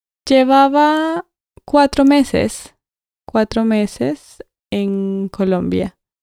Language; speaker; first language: Spanish; native; Spanish